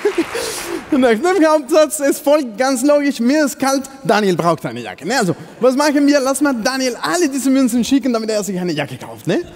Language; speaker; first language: German; non-native, fluent; Spanish